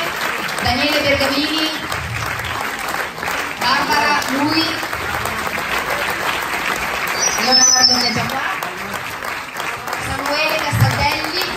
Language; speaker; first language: Italian; native; Italian